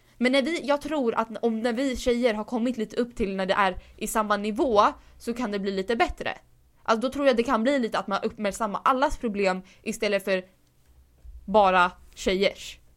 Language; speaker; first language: Swedish; early bilingual, other home language; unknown